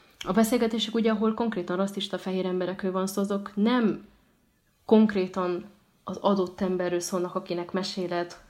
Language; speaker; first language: Hungarian; early bilingual, other home language; Arabic